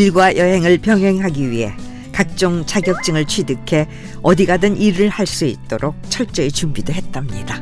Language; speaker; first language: Korean; native; Korean